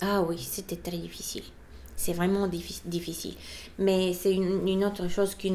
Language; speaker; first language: French; non-native, fluent; Bulgarian